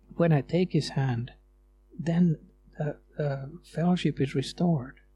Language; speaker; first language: English; non-native, fluent; Swedish